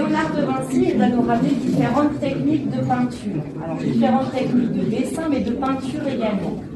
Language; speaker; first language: French; native; French